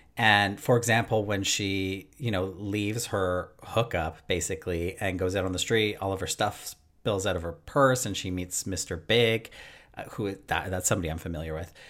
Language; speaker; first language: English; native; English